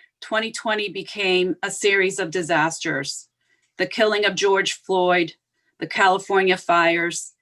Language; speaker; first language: English; native; English